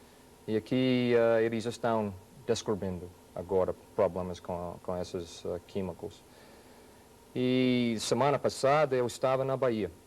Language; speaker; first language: Portuguese; non-native, fluent; English